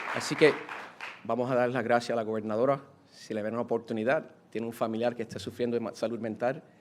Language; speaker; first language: Spanish; early bilingual, heritage; Spanish